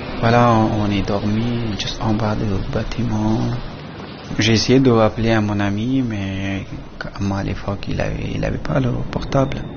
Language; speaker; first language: French; non-native, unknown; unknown